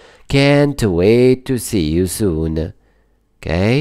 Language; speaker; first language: English; non-native, fluent; Arabic